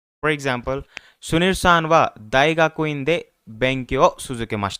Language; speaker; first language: Japanese; non-native, fluent; Hindi